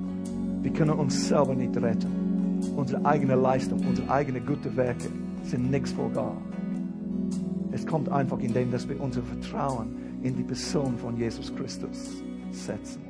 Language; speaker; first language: German; non-native, fluent; English